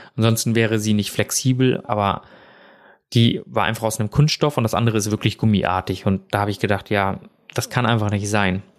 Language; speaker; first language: German; early bilingual, other home language; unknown